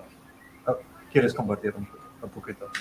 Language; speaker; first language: Spanish; non-native, fluent; English